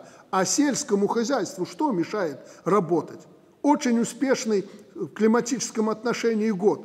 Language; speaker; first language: Russian; native; Russian